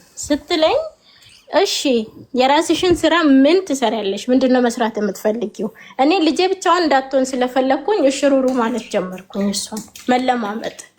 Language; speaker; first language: Amharic; native; Amharic